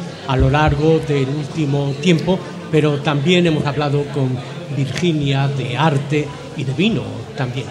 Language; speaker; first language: Spanish; native; Spanish